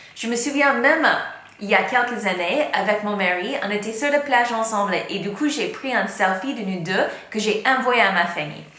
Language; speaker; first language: French; non-native, fluent; English